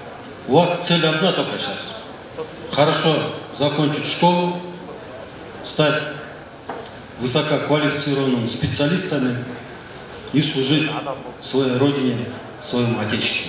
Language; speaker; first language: Russian; non-native, local second language; Kyrgyz